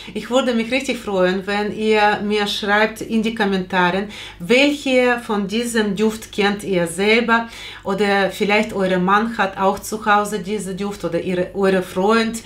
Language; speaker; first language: German; non-native, fluent; Russian